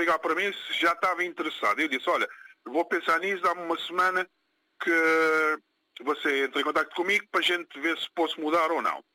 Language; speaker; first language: Portuguese; non-native, local second language; Kabuverdianu